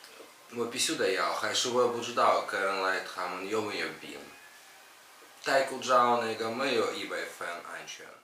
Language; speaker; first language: Chinese; non-native, learner; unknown